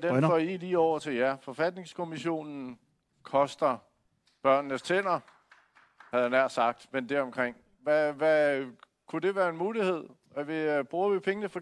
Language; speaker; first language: Danish; native; Danish